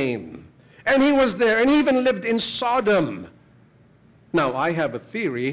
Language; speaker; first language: English; non-native, local second language; Filipino